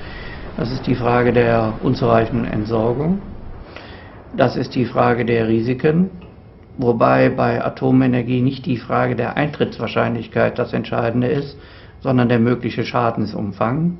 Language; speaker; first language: German; native; German